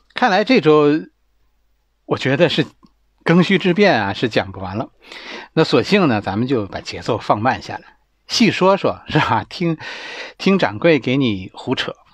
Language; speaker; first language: Chinese; native; Chinese